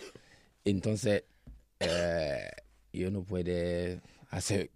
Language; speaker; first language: Spanish; non-native, learner; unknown